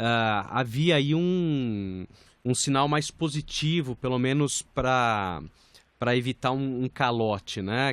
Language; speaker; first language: Portuguese; native; Portuguese